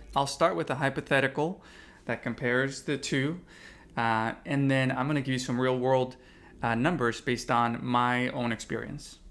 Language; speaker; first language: English; native; English